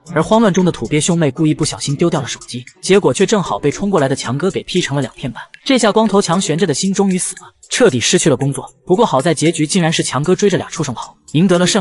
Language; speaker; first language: Chinese; native; Chinese